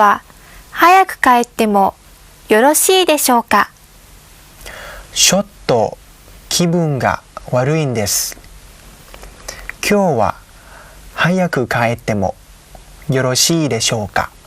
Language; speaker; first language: Japanese; non-native, learner; Thai